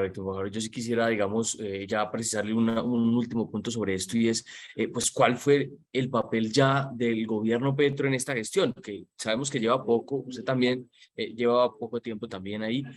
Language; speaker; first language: Spanish; native; Spanish